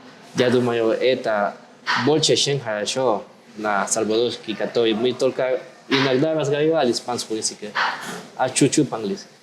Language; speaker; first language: Russian; non-native, learner; Spanish